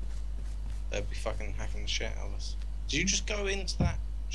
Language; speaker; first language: English; native; English